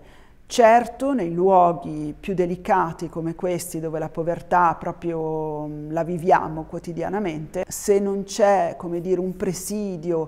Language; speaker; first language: Italian; native; Italian